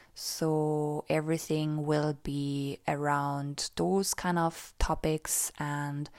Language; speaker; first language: English; non-native, fluent; German